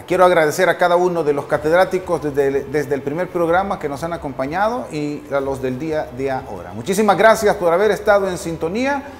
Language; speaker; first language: Spanish; native; Spanish